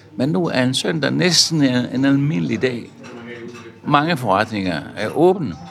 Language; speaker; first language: Danish; non-native, fluent; Italian